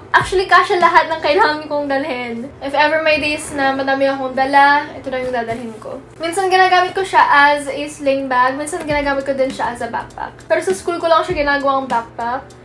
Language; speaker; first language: Filipino; native; Filipino